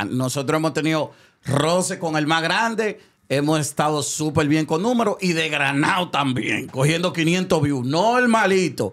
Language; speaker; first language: Spanish; native; Spanish